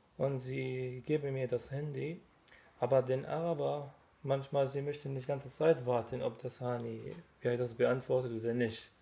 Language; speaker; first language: German; non-native, learner; Arabic